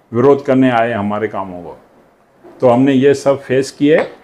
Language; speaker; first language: Hindi; non-native, local second language; Sindhi